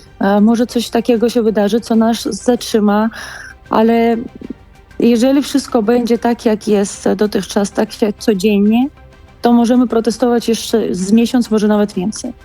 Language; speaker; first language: Polish; non-native, fluent; Georgian